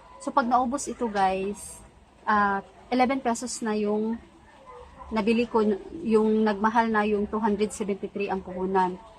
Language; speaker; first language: Filipino; non-native, local second language; Cebuano